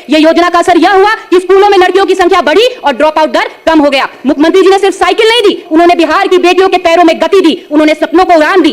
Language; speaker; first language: Hindi; native; Hindi